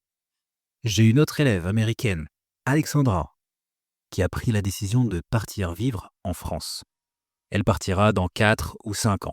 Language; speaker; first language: French; native; French